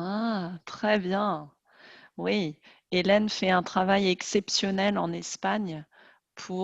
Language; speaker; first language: French; native; French